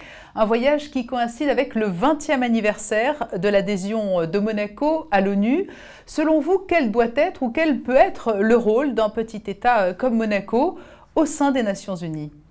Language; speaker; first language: French; native; French